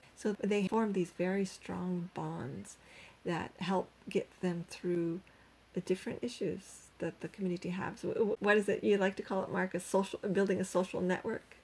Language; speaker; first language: English; native; English